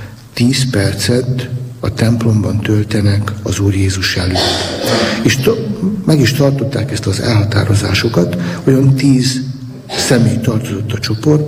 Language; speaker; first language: Hungarian; native; Hungarian